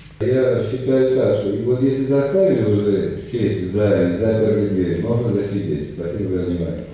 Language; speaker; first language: Russian; non-native, local second language; Armenian